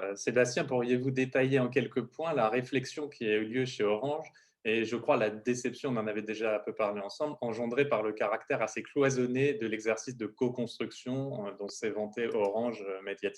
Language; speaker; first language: French; native; French